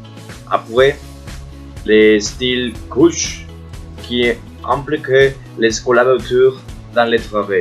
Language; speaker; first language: French; non-native, learner; Spanish